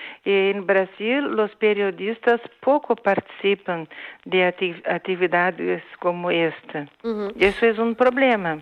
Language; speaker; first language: Spanish; non-native, fluent; Portuguese